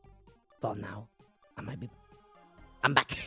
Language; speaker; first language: English; non-native, learner; French